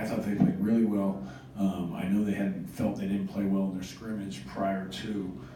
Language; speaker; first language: English; native; English